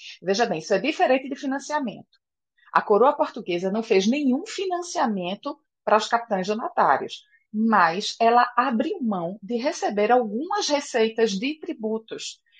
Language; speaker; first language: Portuguese; native; Portuguese